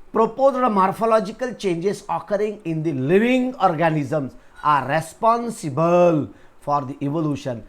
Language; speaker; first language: English; non-native, local second language; Marathi